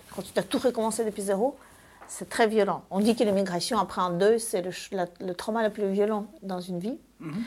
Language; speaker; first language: French; early bilingual, other home language; Russian